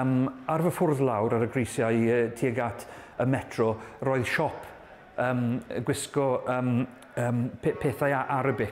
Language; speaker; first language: Welsh; non-native, learner; English